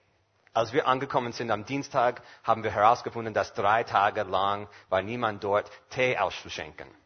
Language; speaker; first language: German; non-native, fluent; English